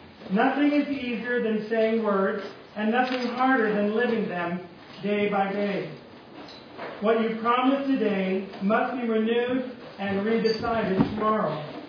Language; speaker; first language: English; native; English